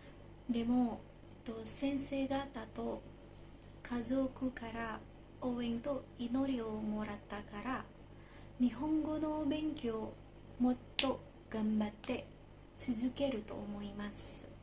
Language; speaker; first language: Japanese; non-native, learner; Indonesian